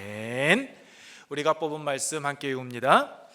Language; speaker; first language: Korean; native; Korean